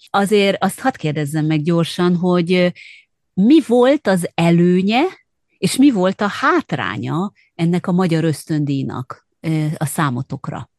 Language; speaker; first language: Hungarian; native; Hungarian